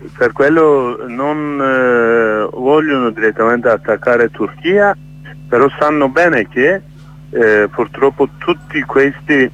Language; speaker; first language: Italian; non-native, learner; Kurdish